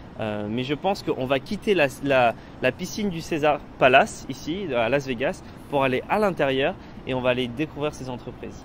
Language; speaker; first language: French; native; French